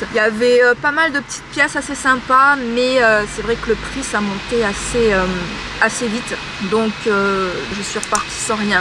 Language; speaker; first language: French; native; French